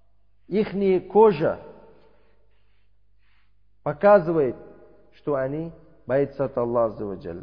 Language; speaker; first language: Russian; non-native, learner; Uzbek